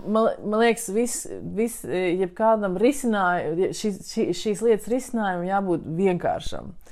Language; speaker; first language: Latvian; native; Latvian